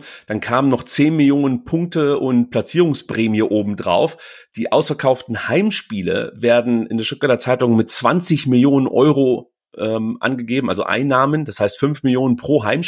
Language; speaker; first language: German; native; German